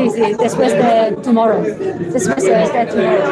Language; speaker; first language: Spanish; non-native, learner; Chinese